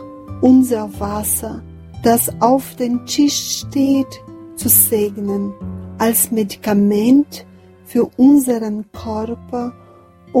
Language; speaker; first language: German; non-native, fluent; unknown